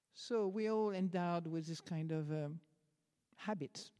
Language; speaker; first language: English; non-native, fluent; French